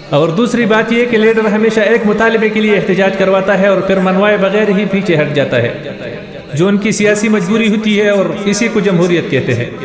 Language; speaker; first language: Urdu; non-native, local second language; Pashto